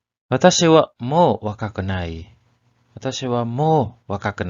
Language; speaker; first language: Japanese; non-native, learner; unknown